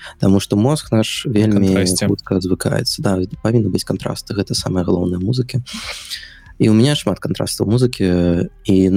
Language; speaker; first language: Belarusian; non-native, local second language; Russian